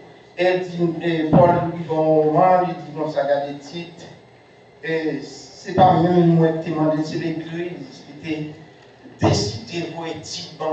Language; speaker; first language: French; non-native, local second language; Haitian Creole